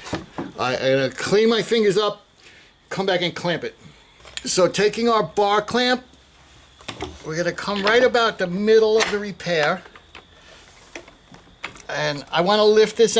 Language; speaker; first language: English; native; English